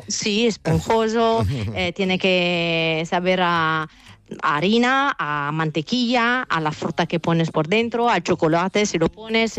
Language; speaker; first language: Spanish; non-native, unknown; Italian